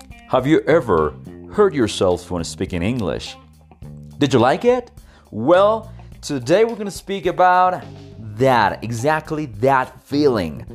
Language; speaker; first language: English; non-native, fluent; Spanish